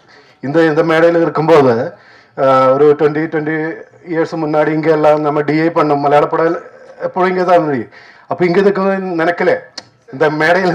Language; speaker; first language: Tamil; non-native, learner; Malayalam